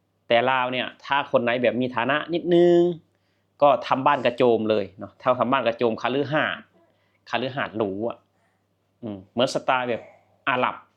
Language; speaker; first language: Thai; non-native, local second language; Northeastern Thai